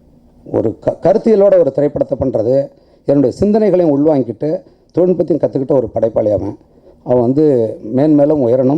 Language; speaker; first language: Tamil; native; Tamil